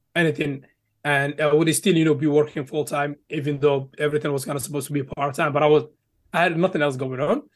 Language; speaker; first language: English; early bilingual, other home language; Arabic